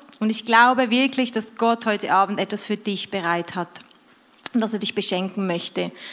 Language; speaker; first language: German; native; German